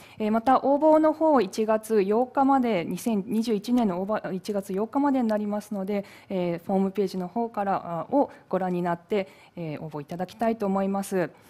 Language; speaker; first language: Japanese; native; Japanese